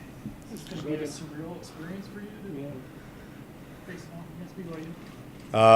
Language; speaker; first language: English; native; English